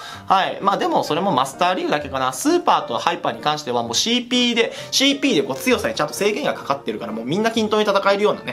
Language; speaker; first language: Japanese; native; Japanese